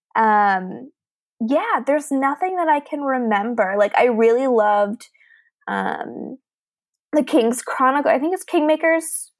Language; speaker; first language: English; native; English